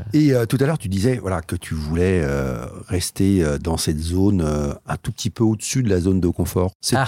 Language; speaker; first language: French; native; French